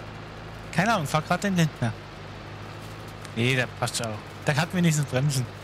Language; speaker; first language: German; native; German